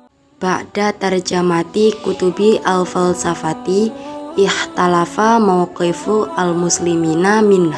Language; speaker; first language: Arabic; non-native, learner; Indonesian